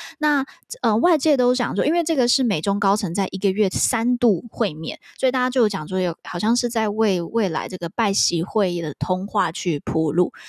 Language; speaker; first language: Chinese; native; Chinese